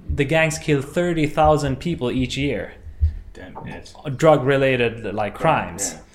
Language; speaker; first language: English; non-native, fluent; Swedish